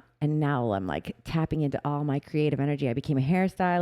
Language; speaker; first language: English; native; English